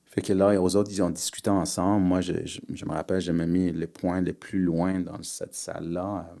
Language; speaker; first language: French; early bilingual, other home language; Persian